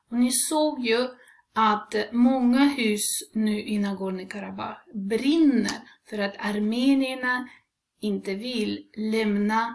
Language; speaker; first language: Swedish; non-native, fluent; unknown